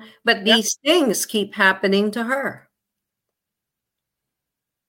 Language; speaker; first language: English; non-native, local second language; Filipino